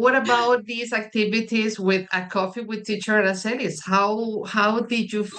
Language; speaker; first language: English; non-native, fluent; Spanish